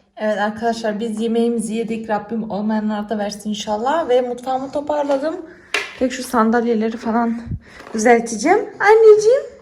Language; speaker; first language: Turkish; early bilingual, heritage; Turkish